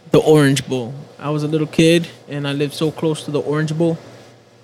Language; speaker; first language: English; early bilingual, other home language; Spanish